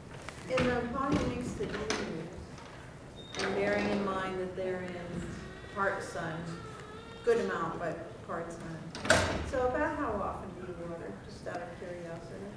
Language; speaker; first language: English; native; English